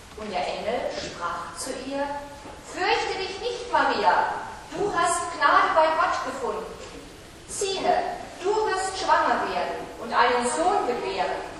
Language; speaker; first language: German; native; German